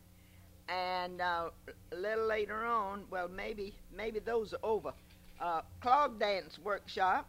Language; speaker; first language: English; native; English